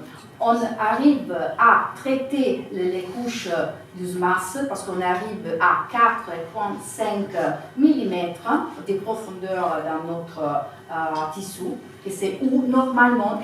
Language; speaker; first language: French; non-native, fluent; Italian